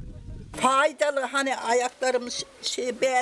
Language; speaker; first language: Turkish; native; Turkish